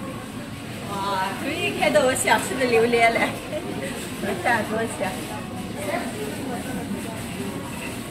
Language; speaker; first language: Chinese; native; Chinese